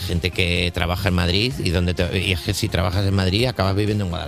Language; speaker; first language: Spanish; native; Spanish